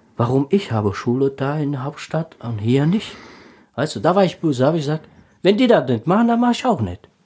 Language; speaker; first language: German; non-native, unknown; Tajik